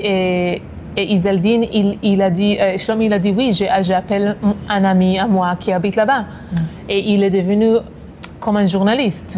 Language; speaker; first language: French; non-native, fluent; Hebrew